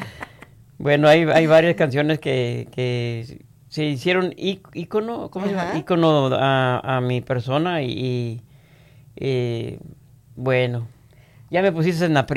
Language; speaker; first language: Spanish; native; Spanish